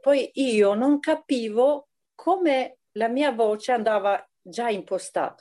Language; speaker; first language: Italian; non-native, fluent; Albanian